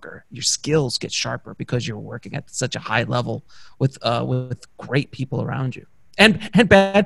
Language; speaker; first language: English; native; English